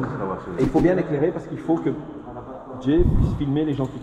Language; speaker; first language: French; native; French